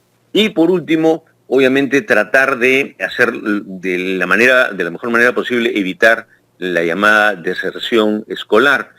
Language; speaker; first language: Spanish; native; Spanish